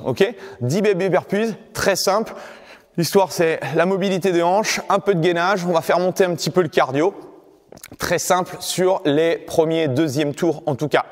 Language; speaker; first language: French; native; French